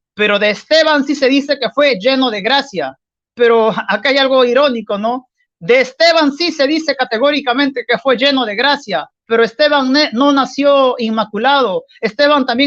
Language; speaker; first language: Spanish; native; Spanish